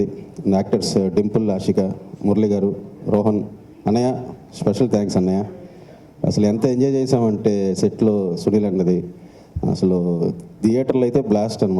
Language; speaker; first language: Telugu; native; Telugu